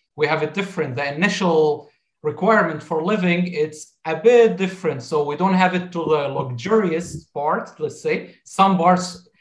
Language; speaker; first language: English; non-native, fluent; Arabic